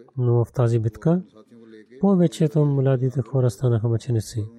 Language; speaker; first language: Bulgarian; non-native, learner; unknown